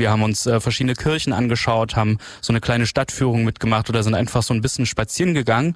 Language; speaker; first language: German; native; German